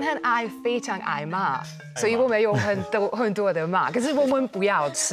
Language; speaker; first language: Chinese; non-native, fluent; Hungarian